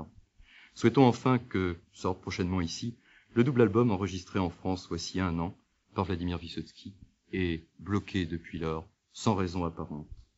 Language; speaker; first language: French; native; French